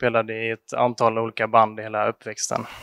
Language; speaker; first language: Swedish; native; Swedish